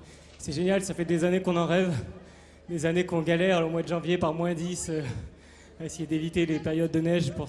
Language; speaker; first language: French; native; French